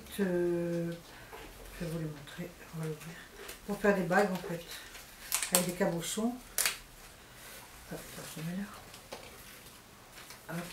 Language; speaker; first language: French; native; French